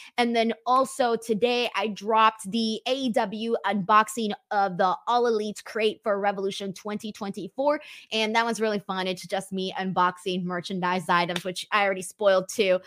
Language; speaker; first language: English; native; English